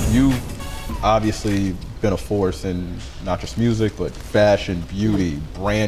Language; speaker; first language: English; native; English